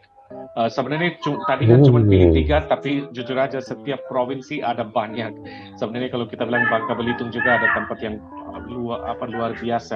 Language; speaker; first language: Indonesian; non-native, fluent; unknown